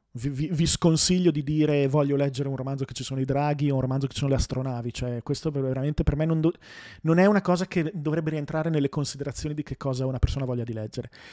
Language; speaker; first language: Italian; native; Italian